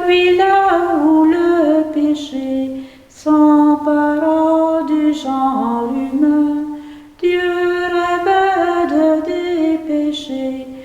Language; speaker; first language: French; native; French